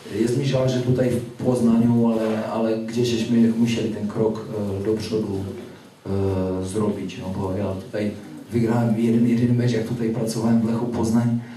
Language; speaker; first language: Polish; non-native, fluent; Czech